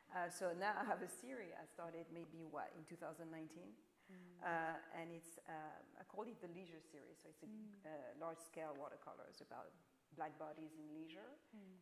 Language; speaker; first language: English; non-native, fluent; French